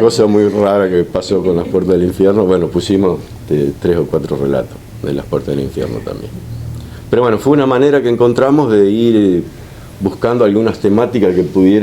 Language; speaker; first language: Spanish; native; Spanish